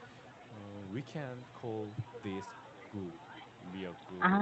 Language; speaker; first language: English; non-native, learner; Korean